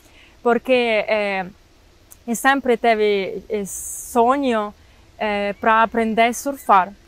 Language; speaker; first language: Portuguese; non-native, fluent; Ukrainian